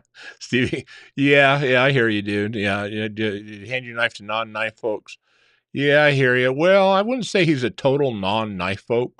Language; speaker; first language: English; native; English